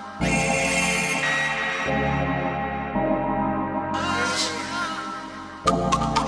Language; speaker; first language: English; native; English